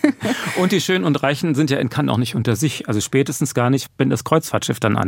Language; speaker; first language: German; native; German